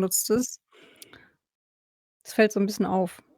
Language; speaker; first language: German; native; German